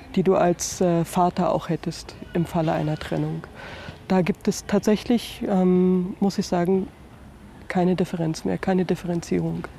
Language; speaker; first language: German; native; German